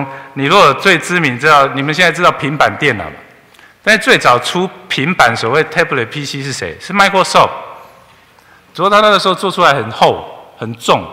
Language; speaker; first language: Chinese; native; Chinese